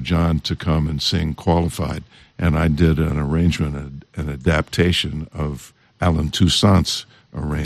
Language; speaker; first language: English; native; English